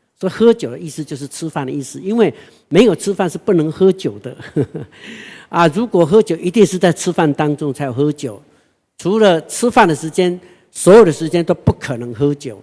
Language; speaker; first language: Chinese; non-native, local second language; Hakka Chinese